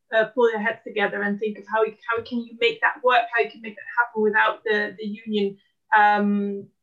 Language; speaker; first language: English; non-native, fluent; Dutch